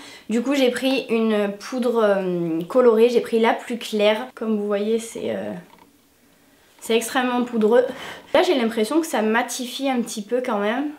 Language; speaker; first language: French; native; French